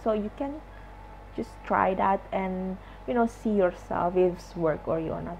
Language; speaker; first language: English; non-native, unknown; Indonesian